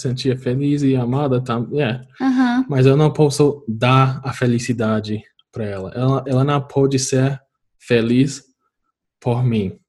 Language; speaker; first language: Portuguese; non-native, fluent; English